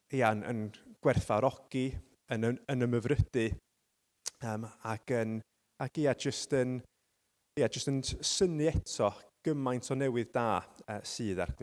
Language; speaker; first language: Welsh; native; Welsh